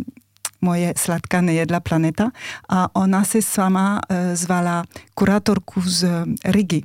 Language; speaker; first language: Czech; non-native, fluent; French